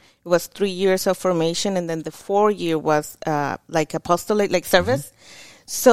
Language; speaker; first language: English; non-native, fluent; Spanish